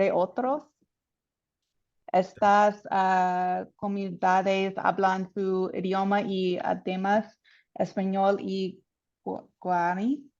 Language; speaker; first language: Spanish; non-native, learner; English